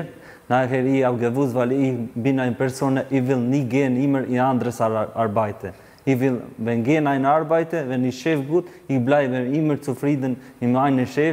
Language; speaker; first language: German; non-native, learner; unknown